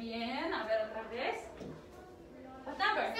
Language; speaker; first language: Spanish; early bilingual, heritage; Spanish